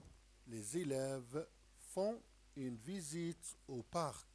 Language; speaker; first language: French; non-native, local second language; Arabic